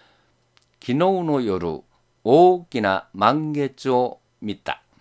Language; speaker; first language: Japanese; non-native, fluent; Korean